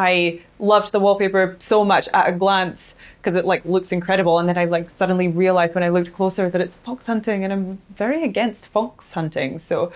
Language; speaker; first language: English; native; English